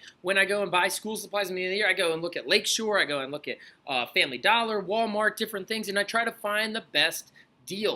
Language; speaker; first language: English; native; English